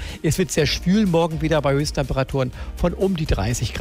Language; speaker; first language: German; native; German